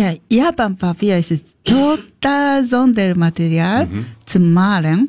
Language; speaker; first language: German; non-native, learner; Japanese